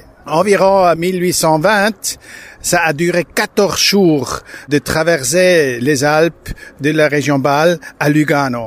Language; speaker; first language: French; non-native, local second language; German